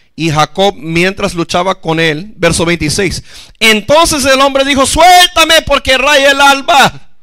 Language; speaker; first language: Spanish; non-native, fluent; English